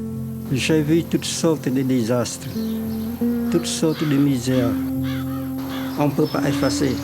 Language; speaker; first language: French; non-native, fluent; Khmer